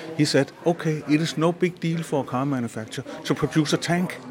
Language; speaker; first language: English; non-native, fluent; Danish